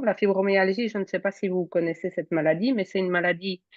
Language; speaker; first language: French; native; French